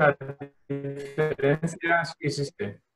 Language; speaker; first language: Spanish; non-native, fluent; Dutch